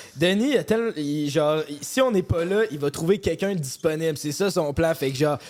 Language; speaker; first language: French; native; French